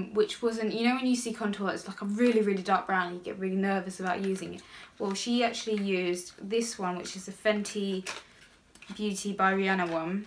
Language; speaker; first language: English; native; English